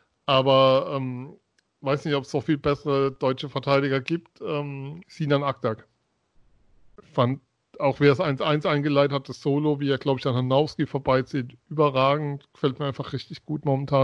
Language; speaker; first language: German; native; German